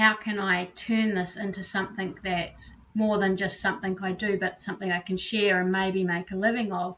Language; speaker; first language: English; native; English